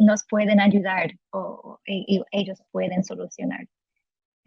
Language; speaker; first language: Spanish; non-native, fluent; English